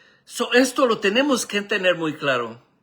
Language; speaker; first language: Spanish; native; Spanish